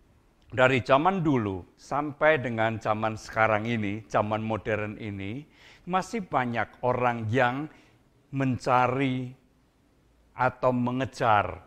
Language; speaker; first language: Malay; non-native, local second language; Indonesian